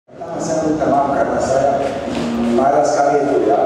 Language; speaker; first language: Indonesian; non-native, fluent; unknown